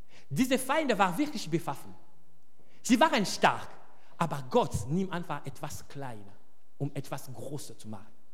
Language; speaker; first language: German; non-native, fluent; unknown